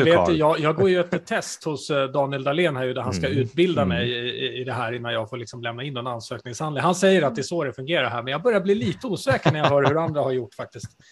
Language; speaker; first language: Swedish; native; Swedish